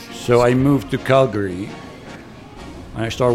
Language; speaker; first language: English; non-native, fluent; Arabic